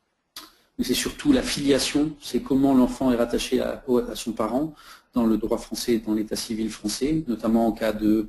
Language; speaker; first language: French; native; French